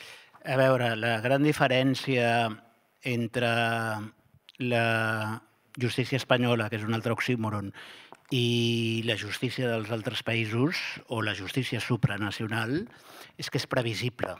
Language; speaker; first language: Catalan; native; Catalan